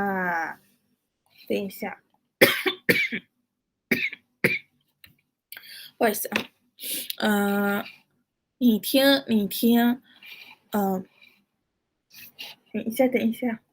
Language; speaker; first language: Chinese; non-native, fluent; Malay